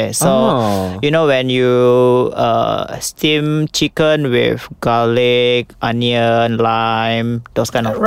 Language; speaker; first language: English; non-native, local second language; Malay